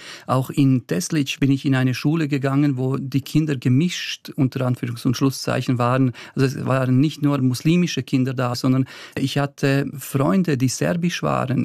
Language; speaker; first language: German; early bilingual, other home language; Bosnian